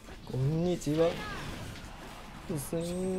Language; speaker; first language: Japanese; native; Japanese